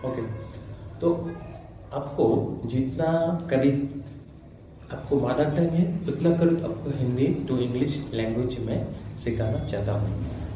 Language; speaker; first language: Hindi; non-native, local second language; Bangla